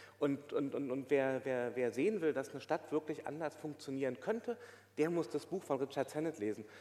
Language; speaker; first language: German; native; German